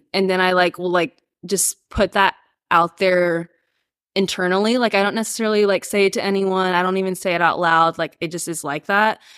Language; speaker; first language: English; early bilingual, other home language; Spanish